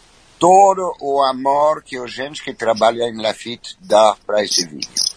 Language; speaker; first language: Portuguese; non-native, fluent; French